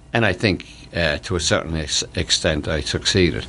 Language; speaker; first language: English; native; English